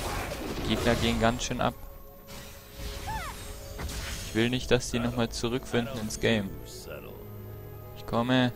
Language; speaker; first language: German; native; German